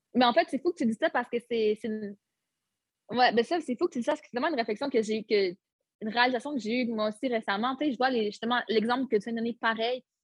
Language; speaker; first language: French; early bilingual, other home language; Arabic